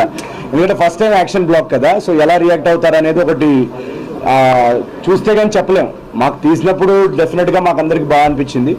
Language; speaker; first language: Telugu; native; Telugu